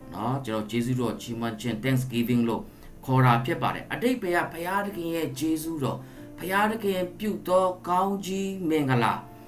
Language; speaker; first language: Burmese; non-native, local second language; Tedim Chin